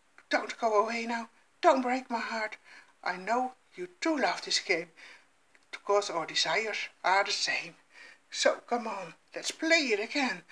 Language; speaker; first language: English; non-native, fluent; Dutch